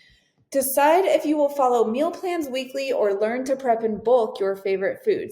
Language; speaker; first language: English; native; English